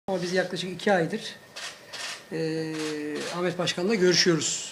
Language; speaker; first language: Turkish; native; Turkish